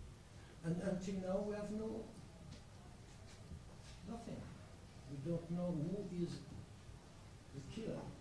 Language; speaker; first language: English; non-native, learner; French